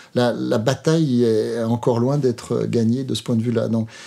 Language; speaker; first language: French; native; French